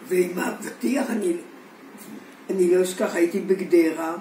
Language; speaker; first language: Hebrew; non-native, fluent; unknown